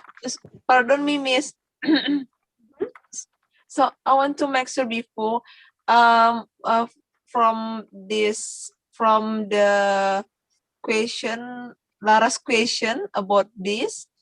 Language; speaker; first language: English; non-native, learner; Indonesian